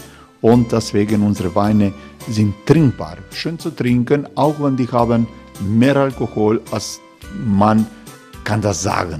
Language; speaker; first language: German; non-native, learner; Croatian